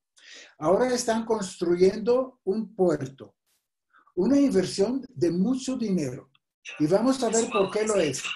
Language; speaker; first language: Spanish; non-native, fluent; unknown